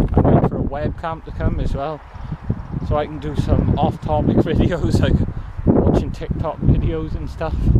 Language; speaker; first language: English; native; English